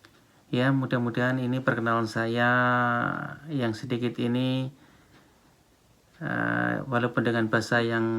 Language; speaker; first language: Indonesian; non-native, local second language; Javanese